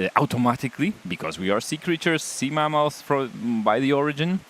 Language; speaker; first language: English; non-native, fluent; Polish